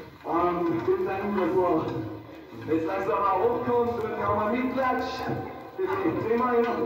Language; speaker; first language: German; native; German